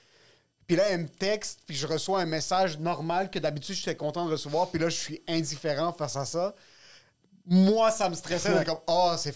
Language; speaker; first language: French; native; French